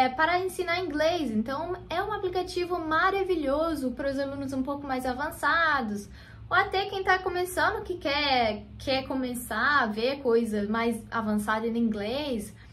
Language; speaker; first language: Portuguese; non-native, fluent; English